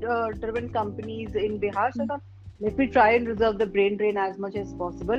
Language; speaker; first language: English; non-native, local second language; Hindi